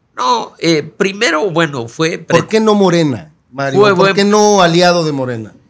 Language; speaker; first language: Spanish; native; Spanish